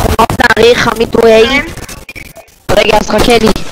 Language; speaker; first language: Hebrew; native; Hebrew